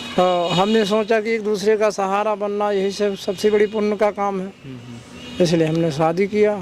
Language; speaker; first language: Hindi; native; Hindi